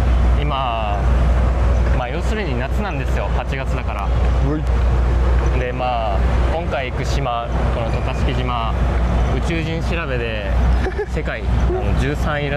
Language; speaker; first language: Japanese; native; Japanese